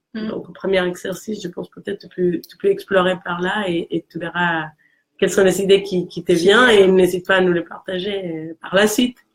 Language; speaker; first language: French; non-native, fluent; Spanish